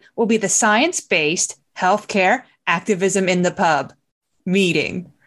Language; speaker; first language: English; native; English